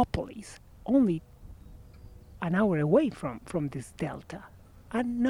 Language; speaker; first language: English; non-native, fluent; Spanish